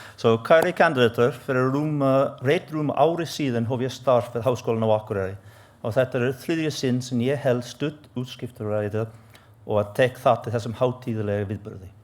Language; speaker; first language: Icelandic; non-native, fluent; English